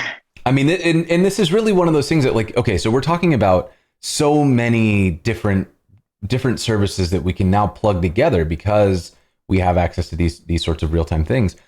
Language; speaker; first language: English; native; English